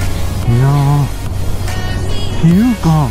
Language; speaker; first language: Japanese; native; Japanese